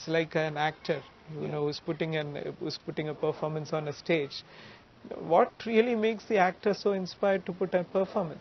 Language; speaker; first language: English; non-native, local second language; Malayalam